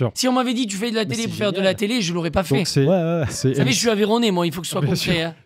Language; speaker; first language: French; native; French